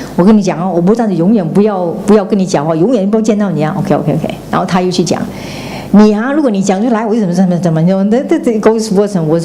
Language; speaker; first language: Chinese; native; Chinese